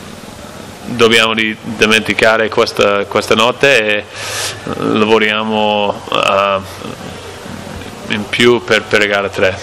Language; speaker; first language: Italian; non-native, learner; English